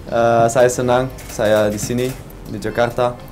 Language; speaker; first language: Indonesian; non-native, fluent; Dutch